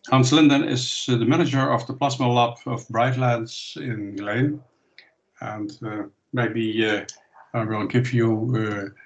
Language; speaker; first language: English; non-native, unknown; Dutch